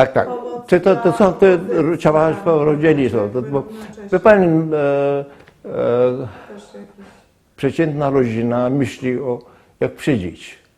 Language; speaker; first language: Polish; non-native, fluent; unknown